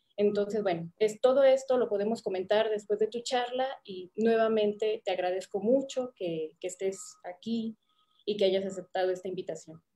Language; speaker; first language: Spanish; native; Spanish